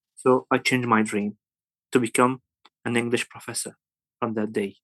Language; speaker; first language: English; non-native, fluent; Arabic